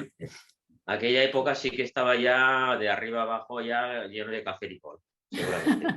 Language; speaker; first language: Spanish; non-native, fluent; Japanese